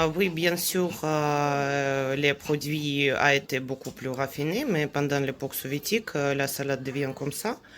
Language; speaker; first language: French; non-native, fluent; Russian